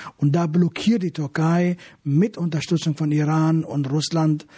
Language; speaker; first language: German; non-native, fluent; Arabic